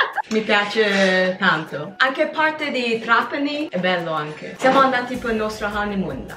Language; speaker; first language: Italian; non-native, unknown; Chinese